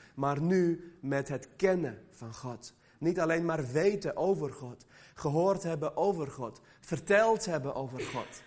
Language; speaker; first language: Dutch; early bilingual, other home language; Armenian